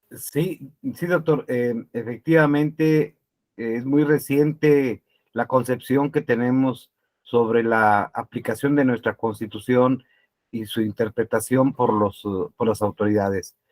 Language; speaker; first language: Spanish; native; Spanish